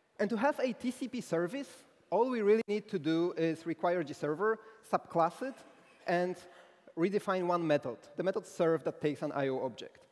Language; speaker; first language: English; non-native, fluent; Polish